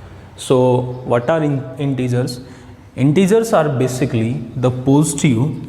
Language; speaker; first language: Hindi; native; Hindi